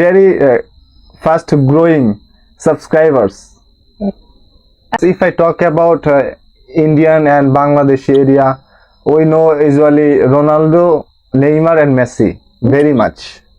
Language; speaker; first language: English; non-native, local second language; Bangla